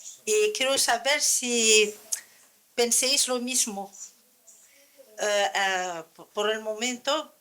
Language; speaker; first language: Spanish; non-native, learner; Arabic